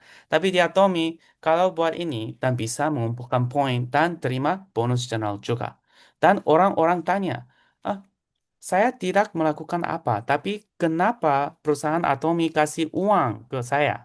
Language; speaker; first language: Indonesian; non-native, fluent; Korean